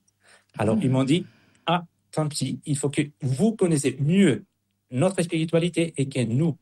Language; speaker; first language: French; non-native, fluent; Spanish